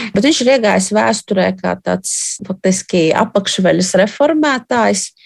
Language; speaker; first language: Latvian; native; Latvian